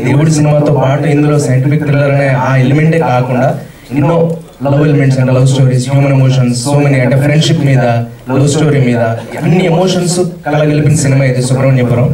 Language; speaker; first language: Telugu; native; Telugu